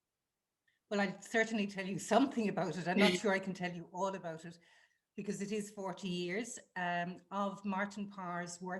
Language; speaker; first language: English; native; English